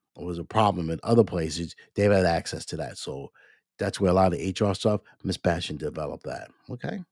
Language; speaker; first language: English; native; English